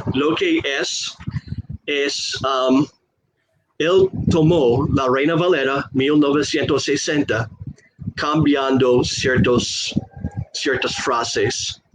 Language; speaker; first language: Spanish; non-native, fluent; English